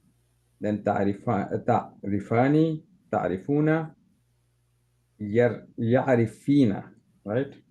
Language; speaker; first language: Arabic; non-native, learner; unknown